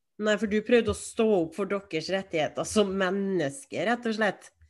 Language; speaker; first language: Norwegian; native; Norwegian